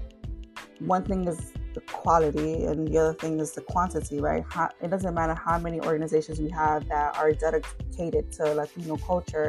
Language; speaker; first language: English; early bilingual, other home language; Spanish